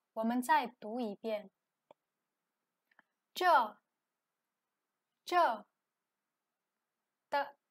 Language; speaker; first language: Chinese; non-native, fluent; Indonesian